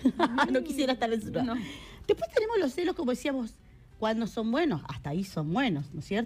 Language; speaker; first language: Spanish; native; Spanish